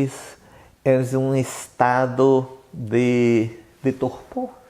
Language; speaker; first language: Spanish; non-native, learner; Portuguese